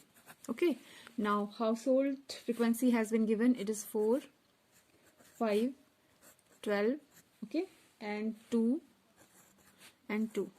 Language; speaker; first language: English; non-native, local second language; Hindi